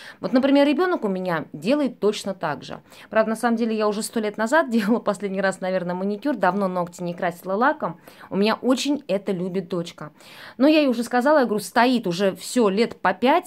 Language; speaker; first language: Russian; native; Russian